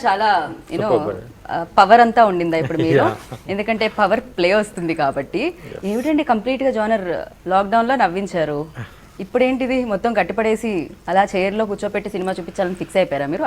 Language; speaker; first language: Telugu; native; Telugu